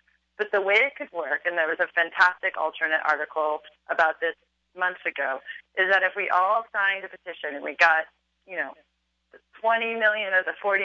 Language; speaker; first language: English; native; English